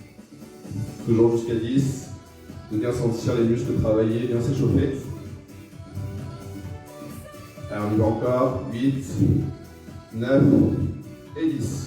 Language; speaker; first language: French; native; French